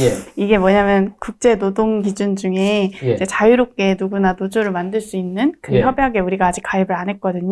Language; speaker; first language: Korean; native; Korean